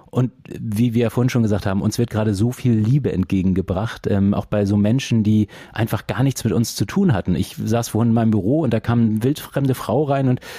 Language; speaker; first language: German; native; German